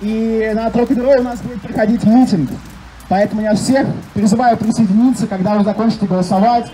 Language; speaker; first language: Russian; native; Russian